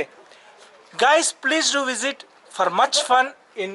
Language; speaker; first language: English; non-native, local second language; Telugu